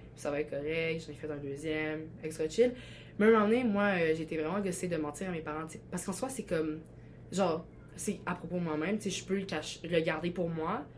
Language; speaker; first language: French; early bilingual, other home language; Albanian